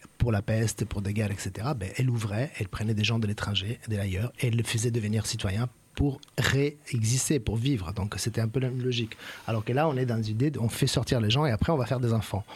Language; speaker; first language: French; non-native, fluent; Italian